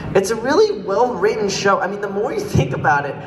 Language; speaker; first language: English; native; English